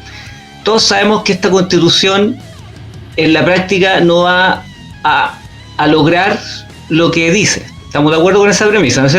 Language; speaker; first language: Spanish; native; Spanish